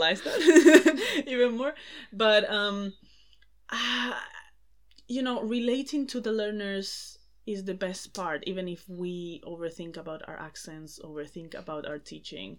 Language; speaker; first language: English; non-native, fluent; Spanish